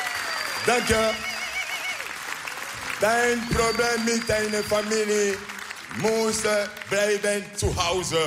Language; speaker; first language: Dutch; non-native, learner; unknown